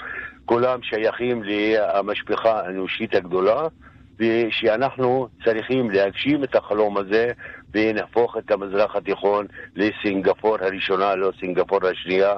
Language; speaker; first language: Hebrew; non-native, local second language; Arabic